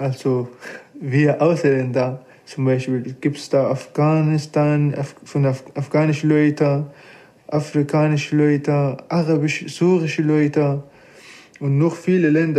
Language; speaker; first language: German; non-native, learner; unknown